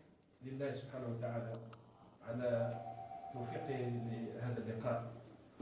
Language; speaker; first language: Arabic; native; Arabic